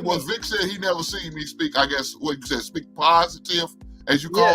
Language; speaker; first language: English; native; English